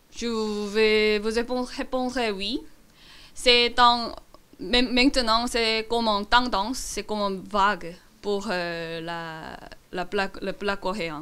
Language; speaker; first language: French; non-native, learner; Korean